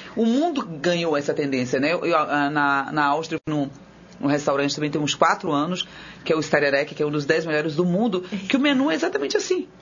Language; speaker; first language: Portuguese; native; Portuguese